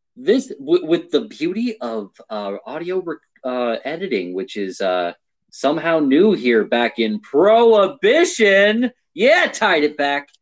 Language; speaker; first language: English; native; English